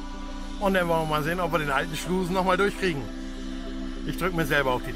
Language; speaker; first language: German; native; German